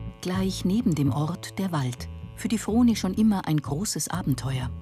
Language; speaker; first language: German; native; German